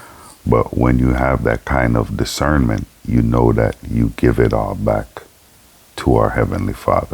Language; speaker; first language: English; native; English